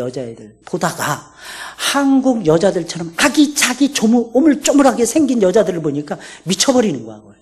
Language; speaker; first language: Korean; native; Korean